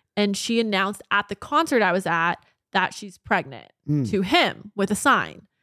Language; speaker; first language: English; native; English